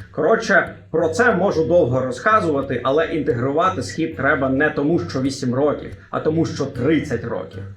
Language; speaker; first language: Ukrainian; non-native, local second language; Russian